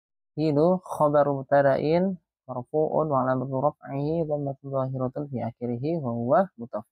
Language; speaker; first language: Arabic; non-native, fluent; Indonesian